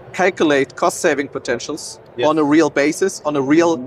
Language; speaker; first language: English; non-native, fluent; German